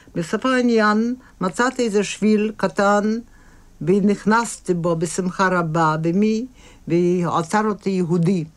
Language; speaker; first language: Hebrew; non-native, fluent; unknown